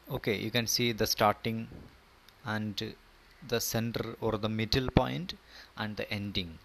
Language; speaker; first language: English; non-native, local second language; Malayalam